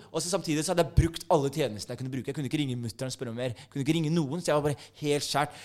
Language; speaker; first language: Norwegian; native; Norwegian